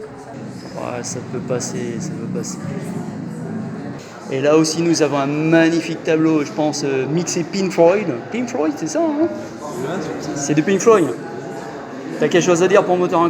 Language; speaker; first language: French; native; French